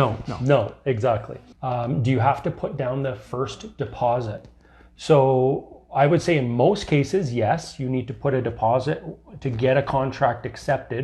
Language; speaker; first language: English; native; English